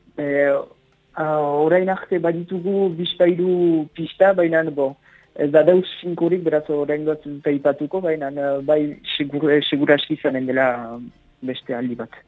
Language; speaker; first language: Basque; native; Basque